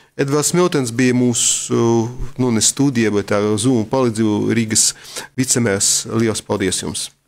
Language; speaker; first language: Latvian; non-native, local second language; Russian